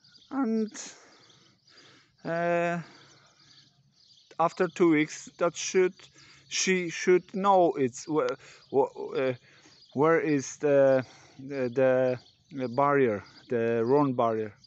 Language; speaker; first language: English; non-native, learner; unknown